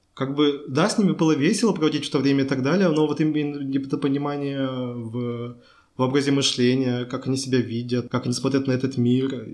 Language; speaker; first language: Russian; native; Russian